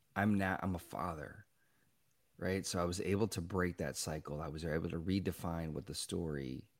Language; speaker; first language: English; native; English